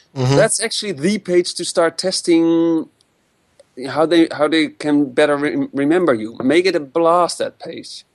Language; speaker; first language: English; non-native, fluent; Dutch